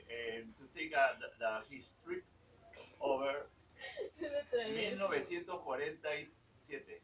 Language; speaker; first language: English; non-native, learner; Spanish